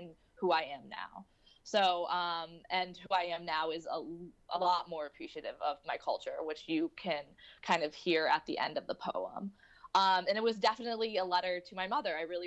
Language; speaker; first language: English; native; English